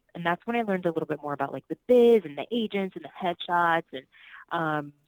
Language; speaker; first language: English; early bilingual, other home language; Spanish